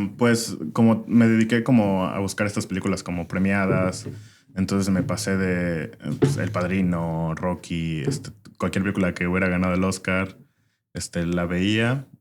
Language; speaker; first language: Spanish; native; Spanish